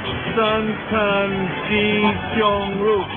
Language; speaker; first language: Chinese; non-native, learner; English